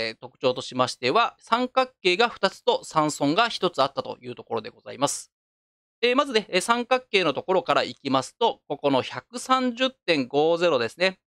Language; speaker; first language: Japanese; native; Japanese